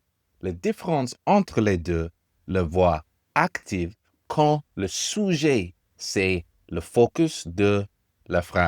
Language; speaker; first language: French; non-native, learner; English